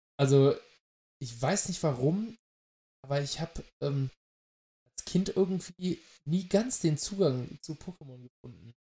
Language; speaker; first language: German; native; German